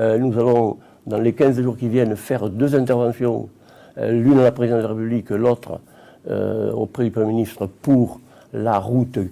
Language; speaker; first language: French; native; French